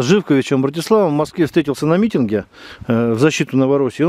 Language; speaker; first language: Russian; native; Russian